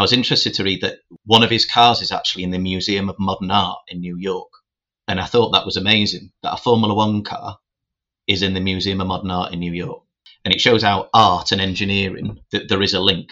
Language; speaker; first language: English; native; English